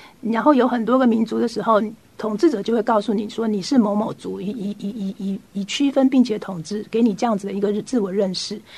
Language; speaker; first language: Chinese; native; Chinese